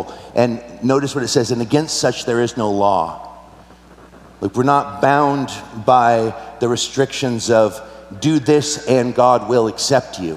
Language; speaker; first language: English; native; English